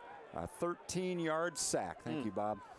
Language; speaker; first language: English; native; English